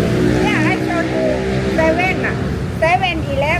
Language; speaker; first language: English; non-native, learner; Thai